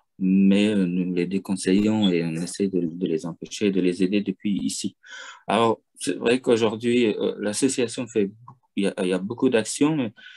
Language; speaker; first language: French; non-native, fluent; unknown